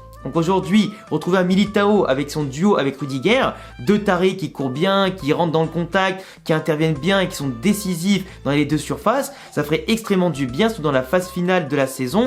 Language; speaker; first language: French; native; French